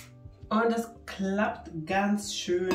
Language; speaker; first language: German; non-native, fluent; Finnish